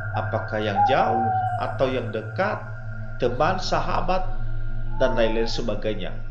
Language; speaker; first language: Indonesian; non-native, local second language; Nias